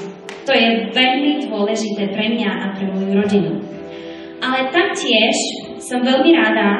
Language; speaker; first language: Slovak; early bilingual, heritage; Slovak